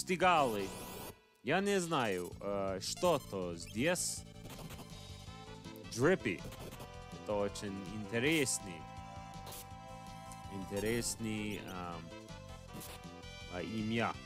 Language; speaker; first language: Russian; non-native, learner; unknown